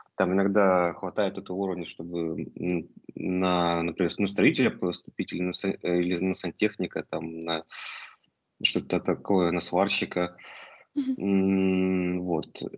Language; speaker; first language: Russian; native; Russian